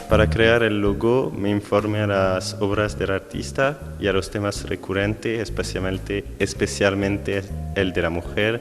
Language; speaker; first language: Spanish; non-native, learner; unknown